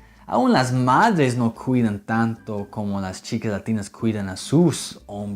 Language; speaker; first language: Spanish; non-native, fluent; English